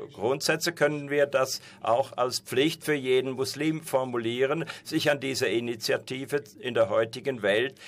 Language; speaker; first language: German; non-native, fluent; Persian